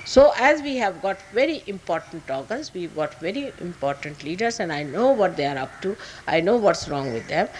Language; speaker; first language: English; non-native, local second language; Marathi